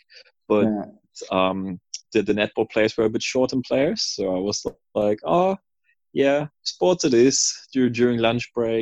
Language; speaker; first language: English; non-native, fluent; German